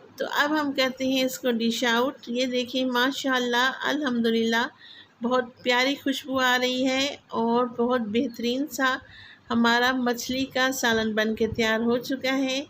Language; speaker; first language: Urdu; non-native, local second language; Saraiki